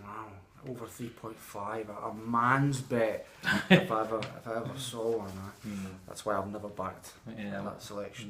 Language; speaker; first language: English; native; English